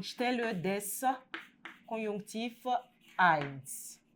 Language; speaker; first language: German; non-native, fluent; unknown